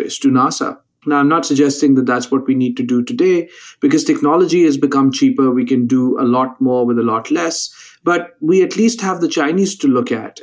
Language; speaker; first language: English; non-native, local second language; Urdu